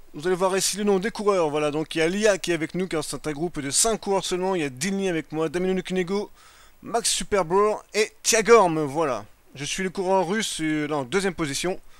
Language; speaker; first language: French; native; French